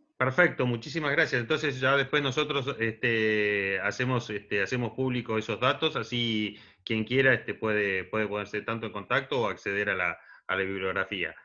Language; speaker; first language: Spanish; native; Spanish